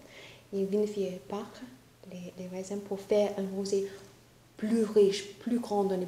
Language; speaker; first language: French; non-native, fluent; English